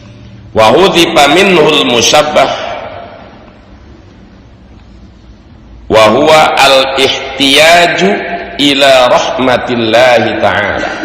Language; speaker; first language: Arabic; non-native, fluent; Sundanese